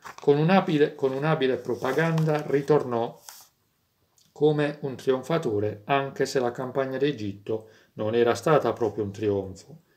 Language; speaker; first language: Italian; native; Italian